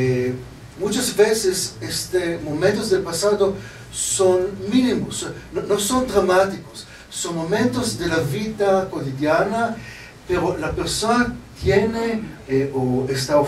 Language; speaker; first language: Spanish; non-native, learner; Hebrew